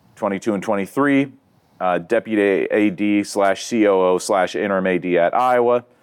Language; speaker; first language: English; native; English